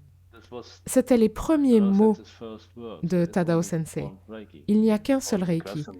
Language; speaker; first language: French; non-native, fluent; German